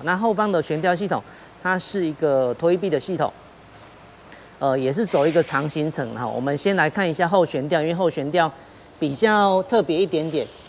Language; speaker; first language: Chinese; native; Chinese